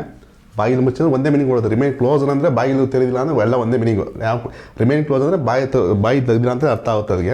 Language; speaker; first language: Kannada; native; Kannada